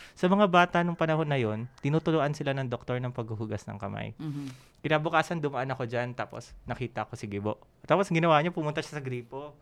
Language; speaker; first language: Filipino; native; Filipino